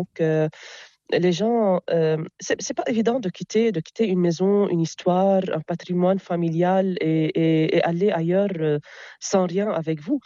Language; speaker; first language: French; non-native, local second language; Arabic